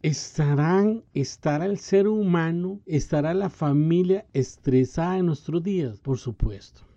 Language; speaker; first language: Spanish; native; Spanish